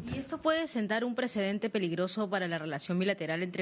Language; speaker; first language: Spanish; native; Spanish